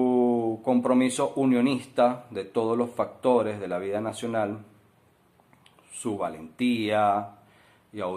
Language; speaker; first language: Spanish; native; Spanish